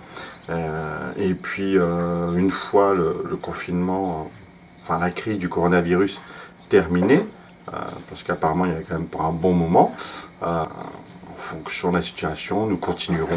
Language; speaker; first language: French; native; French